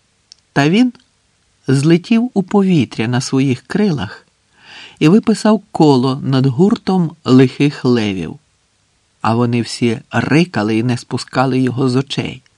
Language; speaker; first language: Ukrainian; native; Ukrainian